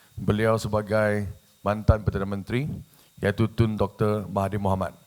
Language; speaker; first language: Malay; non-native, local second language; Chinese